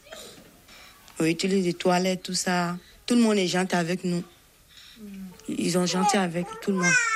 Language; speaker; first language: French; non-native, learner; Bambara